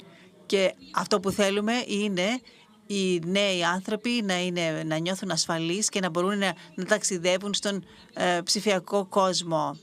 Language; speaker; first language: Greek; native; Greek